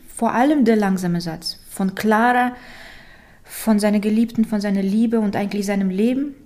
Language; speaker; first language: German; early bilingual, other home language; Romanian